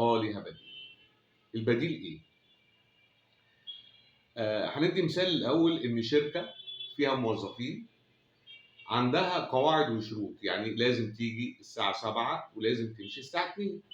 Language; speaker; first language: Arabic; native; Arabic